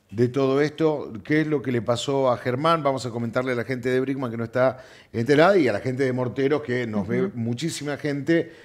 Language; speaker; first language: Spanish; native; Spanish